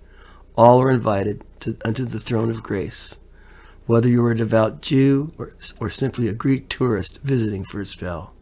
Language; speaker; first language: English; native; English